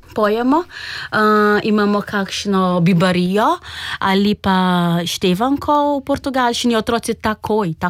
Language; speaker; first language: Slovenian; non-native, fluent; Portuguese